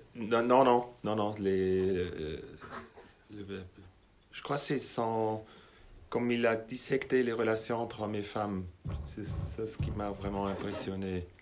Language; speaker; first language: French; non-native, fluent; German